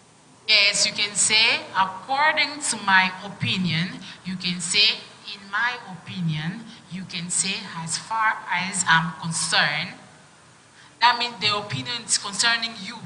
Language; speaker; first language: English; non-native, fluent; French